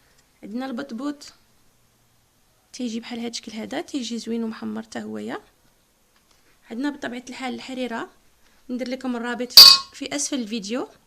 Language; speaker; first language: Arabic; native; Arabic